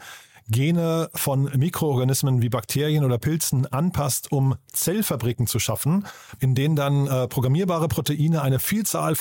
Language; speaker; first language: German; native; German